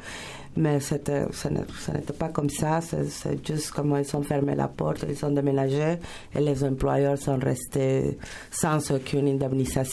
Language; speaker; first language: French; non-native, fluent; Spanish